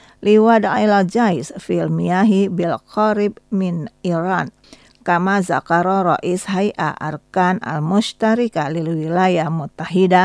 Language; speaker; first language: Arabic; non-native, fluent; Indonesian